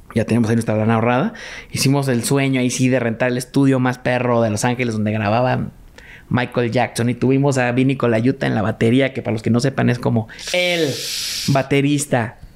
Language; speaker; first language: Spanish; native; Spanish